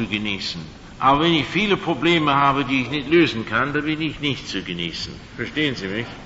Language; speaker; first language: German; non-native, fluent; English